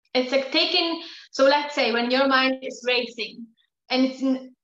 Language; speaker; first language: English; non-native, fluent; Polish